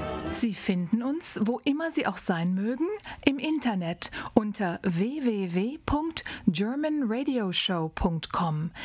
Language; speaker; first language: German; native; German